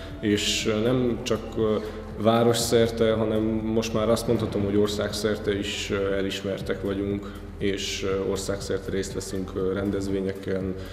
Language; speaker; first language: Hungarian; native; Hungarian